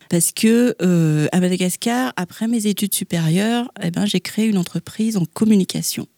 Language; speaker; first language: French; non-native, local second language; Malagasy